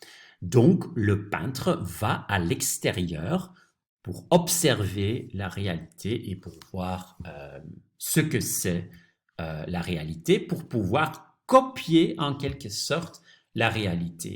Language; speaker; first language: French; non-native, fluent; Dutch